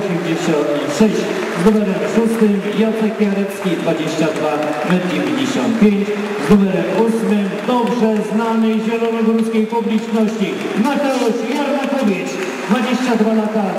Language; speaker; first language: Polish; native; Polish